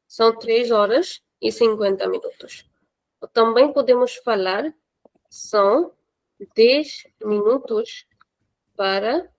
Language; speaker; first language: Portuguese; non-native, fluent; Hindi